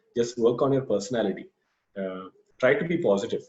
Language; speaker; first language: English; non-native, local second language; Malayalam